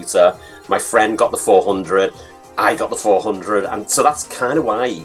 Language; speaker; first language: English; native; English